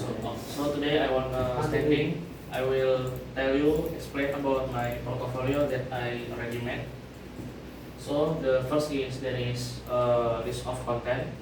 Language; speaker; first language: English; non-native, learner; Indonesian